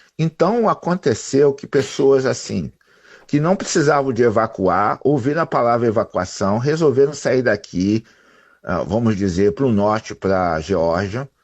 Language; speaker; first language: Portuguese; native; Portuguese